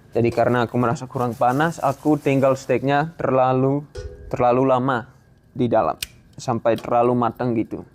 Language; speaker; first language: Indonesian; non-native, fluent; Dutch